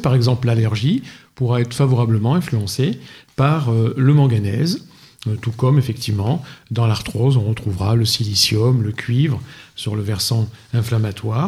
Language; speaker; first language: French; native; French